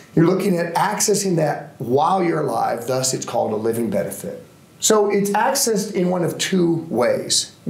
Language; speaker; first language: English; native; English